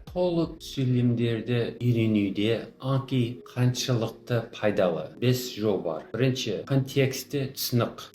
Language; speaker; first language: Kazakh; non-native, fluent; English